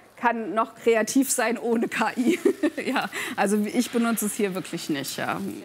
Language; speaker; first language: German; native; German